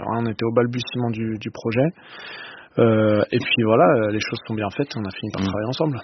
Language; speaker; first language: French; native; French